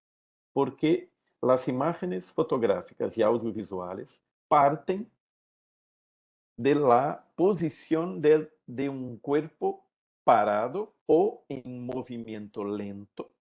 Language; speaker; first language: Spanish; non-native, learner; Portuguese